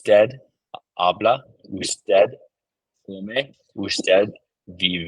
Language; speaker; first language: Spanish; non-native, learner; English